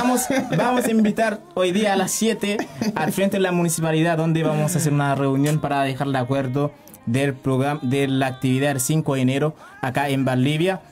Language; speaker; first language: Spanish; non-native, learner; Haitian Creole